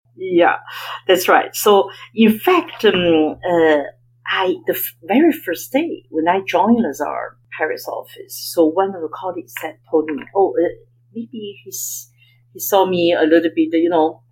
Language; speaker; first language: English; non-native, fluent; Chinese